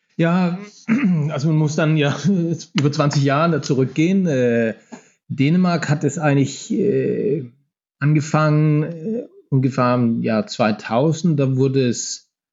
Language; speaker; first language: German; non-native, fluent; Danish